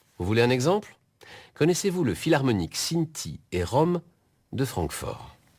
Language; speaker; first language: French; native; French